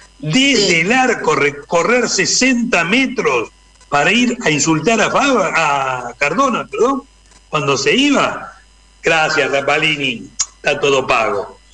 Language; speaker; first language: Spanish; native; Spanish